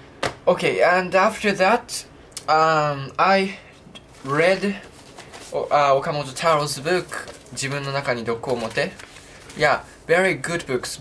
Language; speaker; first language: English; non-native, learner; Japanese